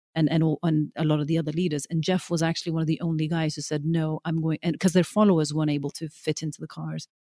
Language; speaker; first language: English; early bilingual, other home language; Norwegian